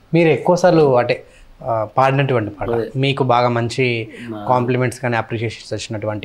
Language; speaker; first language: Telugu; native; Telugu